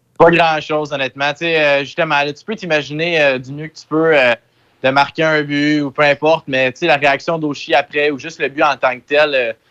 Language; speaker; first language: French; native; French